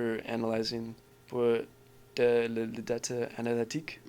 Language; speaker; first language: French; non-native, learner; English